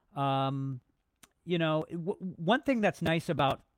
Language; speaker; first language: English; native; English